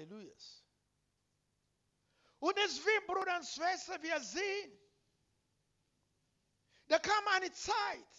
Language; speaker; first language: German; non-native, learner; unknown